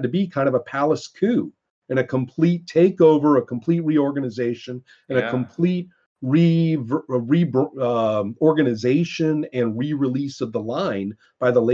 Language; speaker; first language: English; native; English